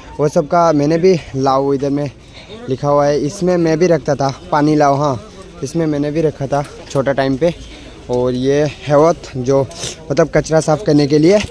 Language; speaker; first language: Hindi; non-native, local second language; Assamese